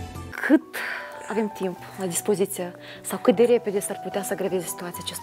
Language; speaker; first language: Romanian; native; Romanian